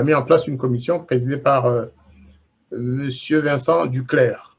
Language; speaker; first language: French; non-native, local second language; Kinyarwanda